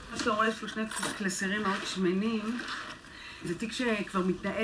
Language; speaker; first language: Hebrew; native; Hebrew